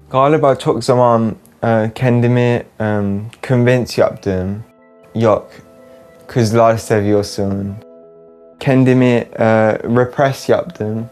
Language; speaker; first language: Turkish; early bilingual, heritage; English